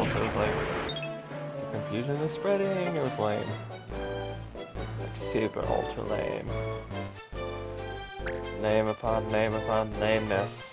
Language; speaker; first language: English; native; English